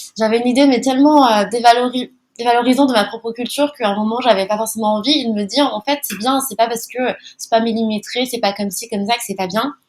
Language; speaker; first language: French; early bilingual, other home language; Malagasy